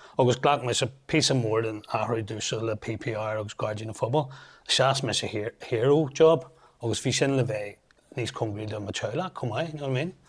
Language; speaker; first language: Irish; non-native, local second language; English